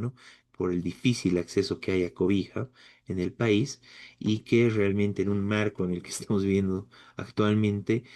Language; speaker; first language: Spanish; native; Spanish